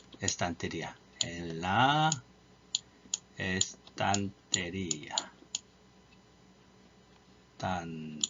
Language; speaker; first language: Spanish; non-native, fluent; Korean